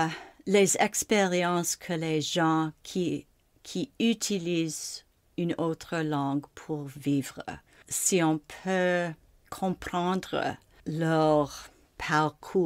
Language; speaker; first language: French; non-native, local second language; English